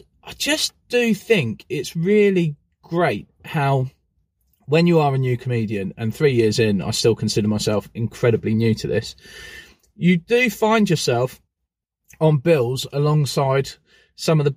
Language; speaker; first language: English; native; English